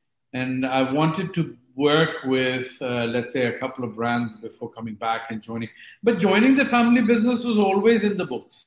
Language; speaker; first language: English; non-native, local second language; Hindi